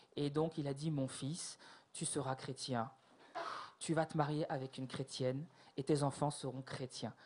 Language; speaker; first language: French; native; French